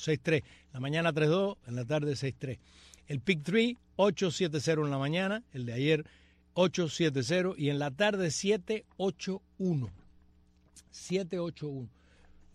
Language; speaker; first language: Spanish; native; Spanish